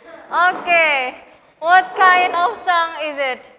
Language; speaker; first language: English; non-native, fluent; Indonesian